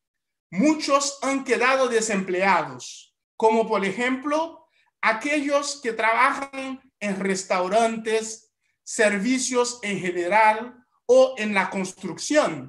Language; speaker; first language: Spanish; non-native, fluent; Haitian Creole